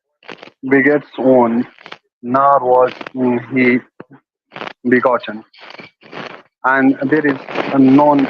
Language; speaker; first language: English; non-native, learner; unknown